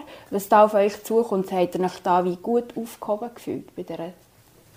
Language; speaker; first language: German; native; German